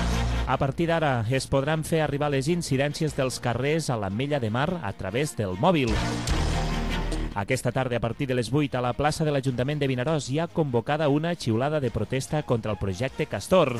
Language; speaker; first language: Catalan; native; Catalan